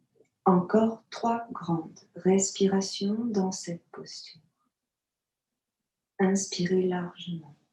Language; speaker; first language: French; native; French